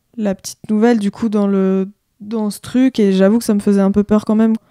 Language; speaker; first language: French; native; French